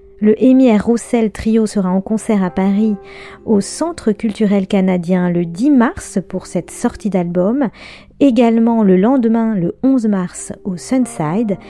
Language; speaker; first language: French; native; French